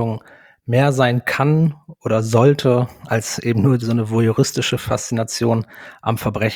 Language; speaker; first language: German; native; German